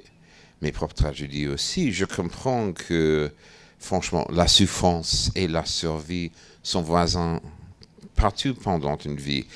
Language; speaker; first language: French; non-native, fluent; English